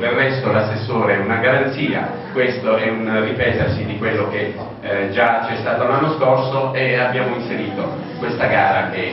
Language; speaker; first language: Italian; native; Italian